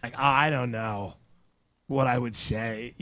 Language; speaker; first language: English; native; English